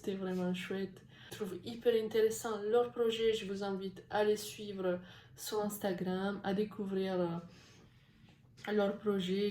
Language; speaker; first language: French; non-native, fluent; Italian